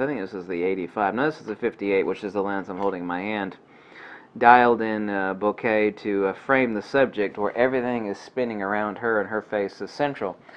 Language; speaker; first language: English; native; English